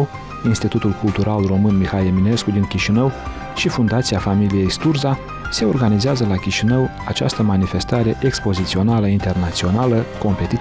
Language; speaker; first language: Romanian; native; Romanian